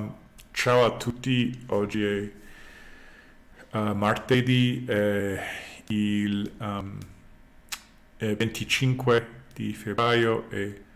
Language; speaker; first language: Italian; non-native, learner; English